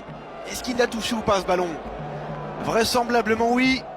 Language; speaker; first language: French; native; French